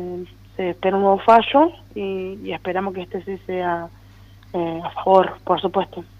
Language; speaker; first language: Spanish; native; Spanish